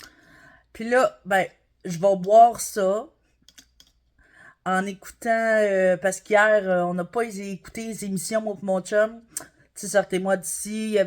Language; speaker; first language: French; native; French